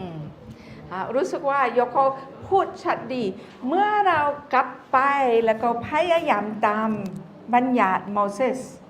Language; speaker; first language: Thai; non-native, fluent; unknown